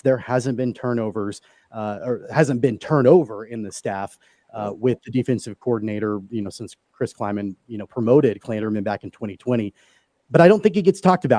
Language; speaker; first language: English; native; English